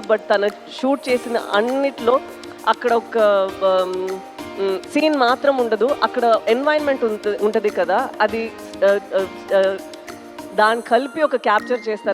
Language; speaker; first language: Telugu; non-native, fluent; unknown